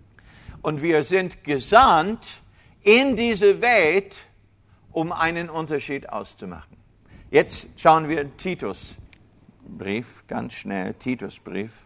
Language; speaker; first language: German; non-native, fluent; English